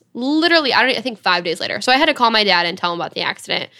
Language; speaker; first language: English; native; English